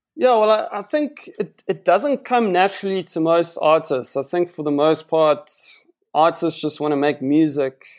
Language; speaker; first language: English; native; English